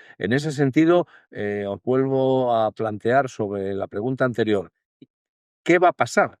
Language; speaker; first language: Spanish; native; Spanish